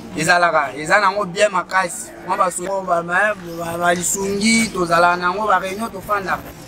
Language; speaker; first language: Lingala; native; Lingala